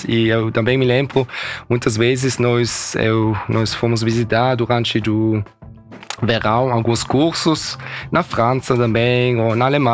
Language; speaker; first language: Portuguese; early bilingual, heritage; German